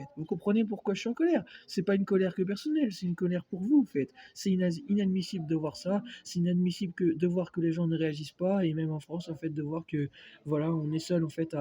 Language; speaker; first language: French; native; French